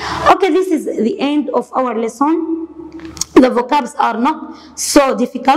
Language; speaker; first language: English; non-native, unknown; Arabic